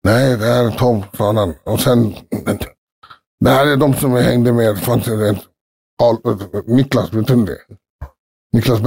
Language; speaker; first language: Swedish; early bilingual, other home language; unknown